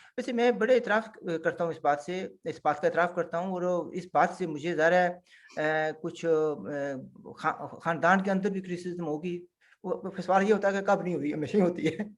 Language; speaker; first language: Urdu; non-native, local second language; Punjabi